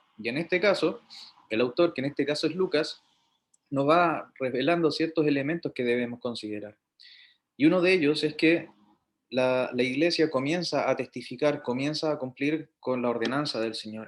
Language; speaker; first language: Spanish; native; Spanish